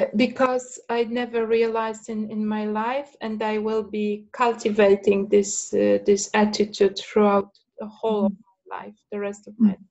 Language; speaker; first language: English; non-native, fluent; Polish